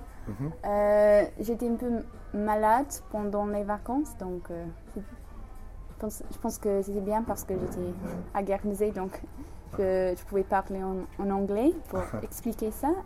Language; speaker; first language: French; non-native, fluent; English